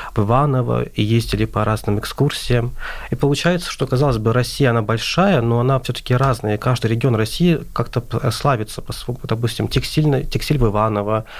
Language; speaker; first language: Russian; non-native, local second language; Azerbaijani